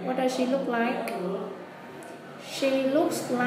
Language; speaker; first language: English; non-native, fluent; Vietnamese